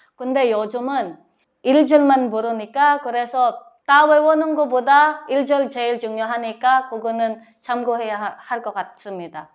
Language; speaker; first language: Korean; non-native, fluent; Filipino